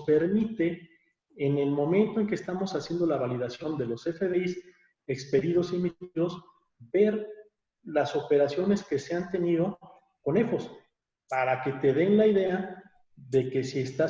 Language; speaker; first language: Spanish; native; Spanish